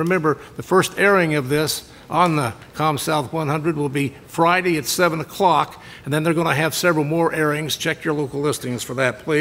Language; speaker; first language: English; native; English